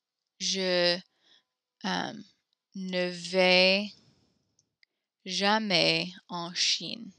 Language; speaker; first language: French; non-native, learner; English